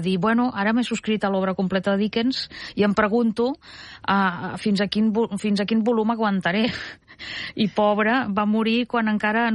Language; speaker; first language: Catalan; non-native, fluent; Russian